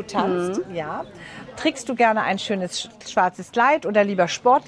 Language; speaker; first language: German; native; German